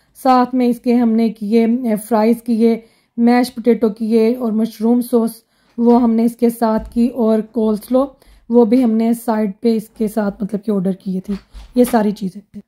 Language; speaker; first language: Urdu; non-native, local second language; Punjabi